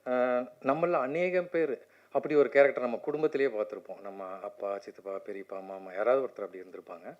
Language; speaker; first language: Tamil; native; Tamil